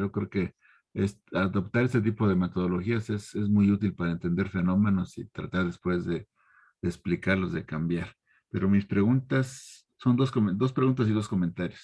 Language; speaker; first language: Spanish; native; Spanish